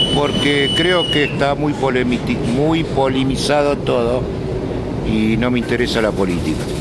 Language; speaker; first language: Spanish; native; Spanish